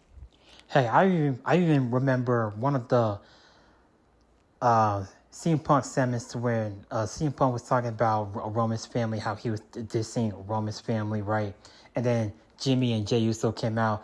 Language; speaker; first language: English; native; English